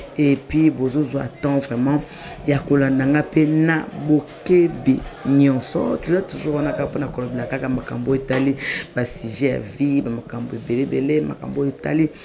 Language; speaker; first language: Lingala; non-native, local second language; Mongo